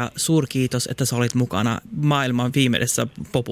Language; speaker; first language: Finnish; early bilingual, heritage; Swedish